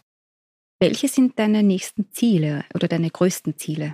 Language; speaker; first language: German; native; German